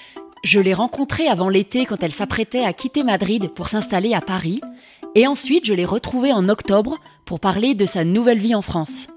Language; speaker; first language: French; native; French